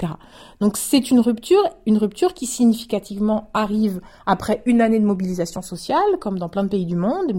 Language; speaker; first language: French; native; French